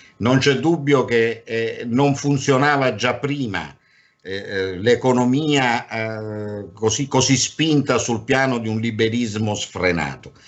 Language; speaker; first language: Italian; native; Italian